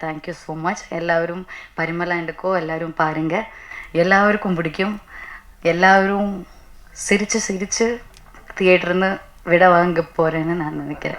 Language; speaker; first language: Tamil; non-native, learner; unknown